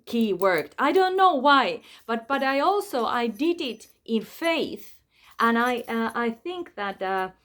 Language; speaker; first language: English; non-native, fluent; Finnish